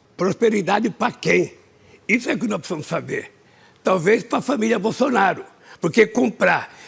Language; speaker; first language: Portuguese; native; Portuguese